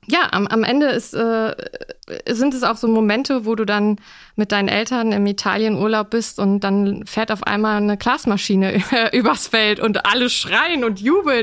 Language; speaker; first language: German; native; German